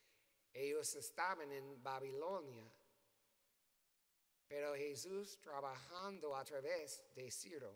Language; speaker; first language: Spanish; non-native, learner; English